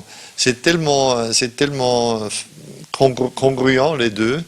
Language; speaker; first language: French; non-native, fluent; German